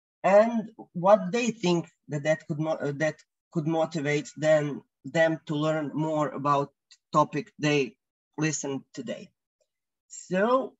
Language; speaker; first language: English; non-native, fluent; Croatian